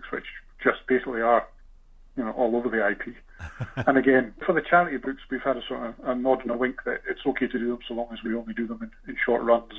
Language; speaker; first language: English; native; English